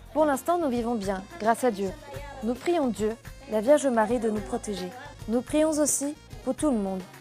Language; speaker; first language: French; native; French